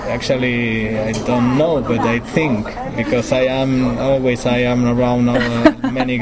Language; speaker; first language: English; non-native, learner; Spanish